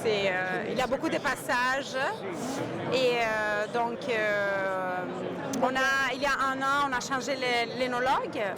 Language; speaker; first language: French; non-native, fluent; Italian